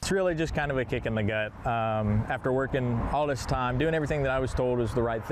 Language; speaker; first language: English; native; English